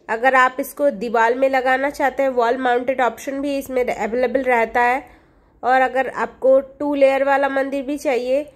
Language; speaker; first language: Hindi; non-native, local second language; Bangla